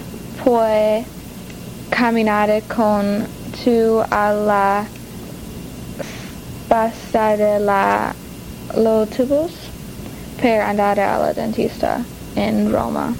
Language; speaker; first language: Italian; non-native, learner; English